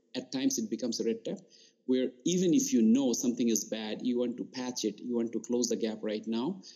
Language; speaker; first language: English; non-native, local second language; Bangla